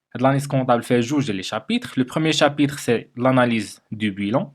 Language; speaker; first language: French; non-native, local second language; Arabic